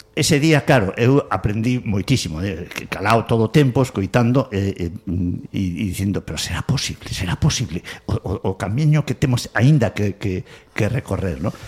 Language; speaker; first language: Galician; non-native, local second language; Spanish